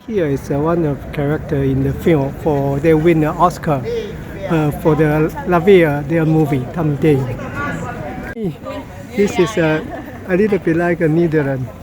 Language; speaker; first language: English; non-native, learner; Chinese